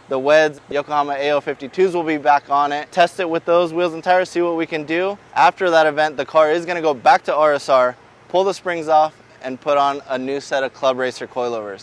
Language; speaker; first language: English; native; English